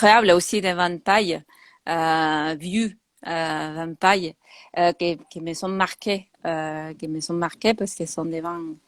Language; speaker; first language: French; non-native, fluent; Spanish